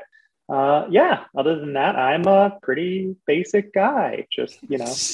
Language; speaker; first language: English; native; English